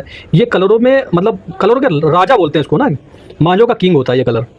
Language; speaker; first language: Hindi; native; Hindi